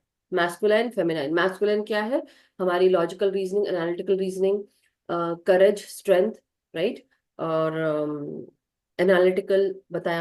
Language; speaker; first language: Hindi; native; Hindi